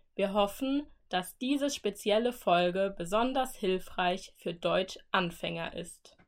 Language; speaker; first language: German; native; German